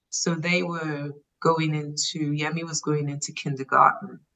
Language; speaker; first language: English; native; English